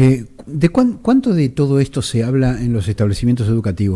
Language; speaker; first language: Spanish; native; Spanish